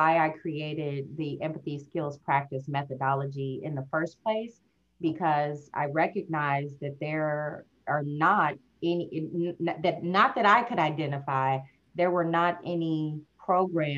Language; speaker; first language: English; native; English